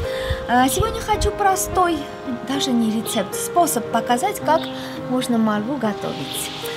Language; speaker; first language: Russian; non-native, local second language; Armenian